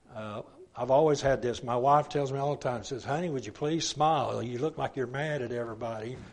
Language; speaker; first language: English; native; English